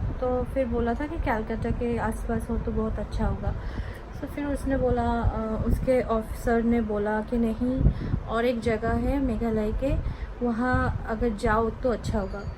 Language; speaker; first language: Hindi; non-native, local second language; Bangla